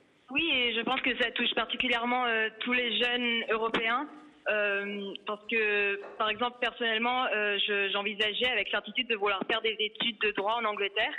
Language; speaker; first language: French; early bilingual, other home language; Italian